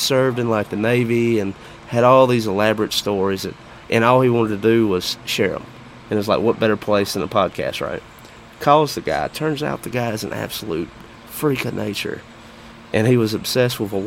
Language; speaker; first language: English; native; English